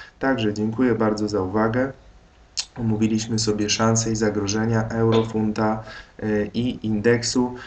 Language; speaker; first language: Polish; native; Polish